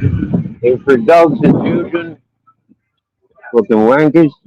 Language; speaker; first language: English; native; English